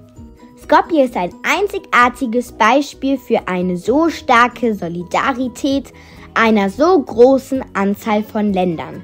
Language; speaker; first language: German; non-native, fluent; Macedonian